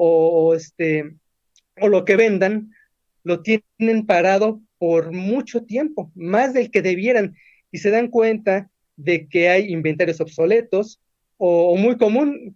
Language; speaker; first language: Spanish; native; Spanish